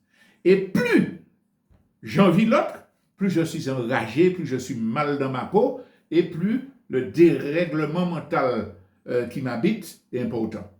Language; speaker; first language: French; native; French